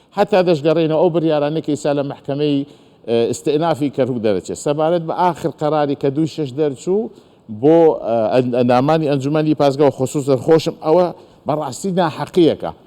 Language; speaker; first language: Central Kurdish; non-native, local second language; Azerbaijani